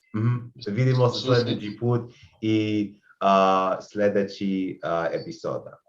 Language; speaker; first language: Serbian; non-native, learner; English